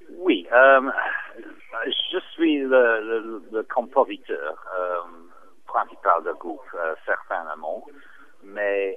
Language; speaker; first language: French; non-native, fluent; English